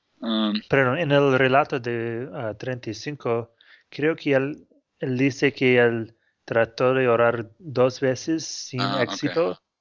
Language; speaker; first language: Spanish; non-native, fluent; English